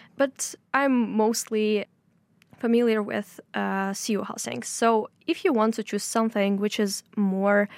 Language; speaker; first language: English; non-native, fluent; Russian